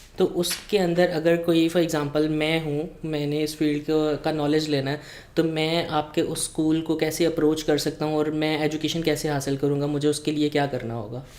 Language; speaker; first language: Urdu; native; Urdu